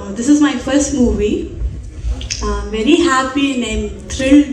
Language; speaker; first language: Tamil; non-native, learner; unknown